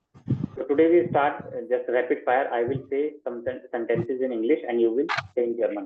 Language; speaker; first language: English; non-native, local second language; Hindi